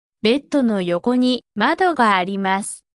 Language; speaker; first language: Japanese; non-native, fluent; Korean